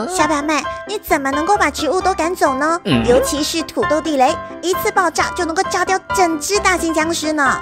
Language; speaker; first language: Chinese; native; Chinese